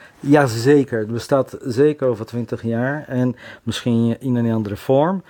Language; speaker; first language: Dutch; non-native, fluent; Portuguese